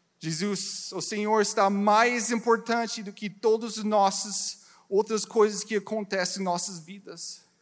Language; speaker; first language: Portuguese; non-native, learner; English